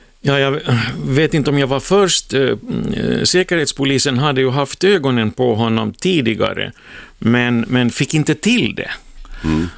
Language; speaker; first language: Swedish; native; Swedish